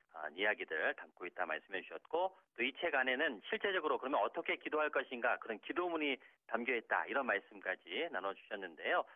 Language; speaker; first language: Korean; native; Korean